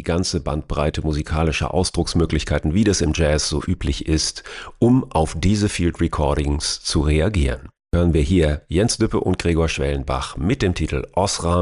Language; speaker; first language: German; native; German